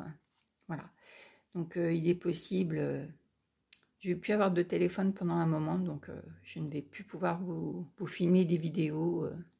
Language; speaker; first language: French; native; French